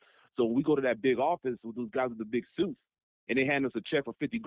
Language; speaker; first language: English; native; English